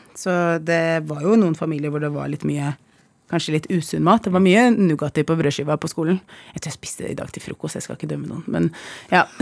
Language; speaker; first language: Norwegian; early bilingual, other home language; Arabic